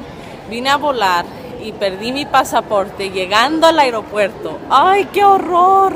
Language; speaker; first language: Spanish; early bilingual, other home language; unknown